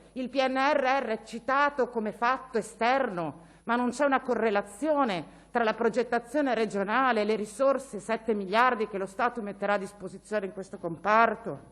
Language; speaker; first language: Italian; native; Italian